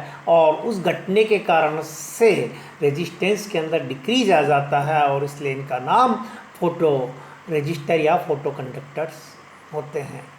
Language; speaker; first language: Hindi; native; Hindi